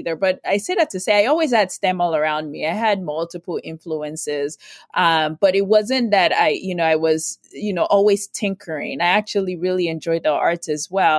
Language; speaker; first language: English; non-native, local second language; Yoruba